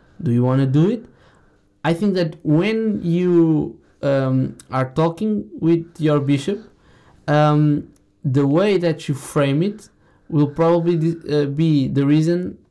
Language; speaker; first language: English; non-native, fluent; Portuguese